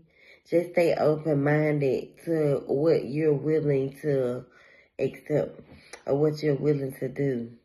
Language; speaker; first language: English; native; English